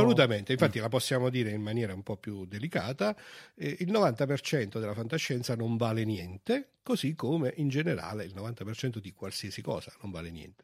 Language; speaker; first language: Italian; native; Italian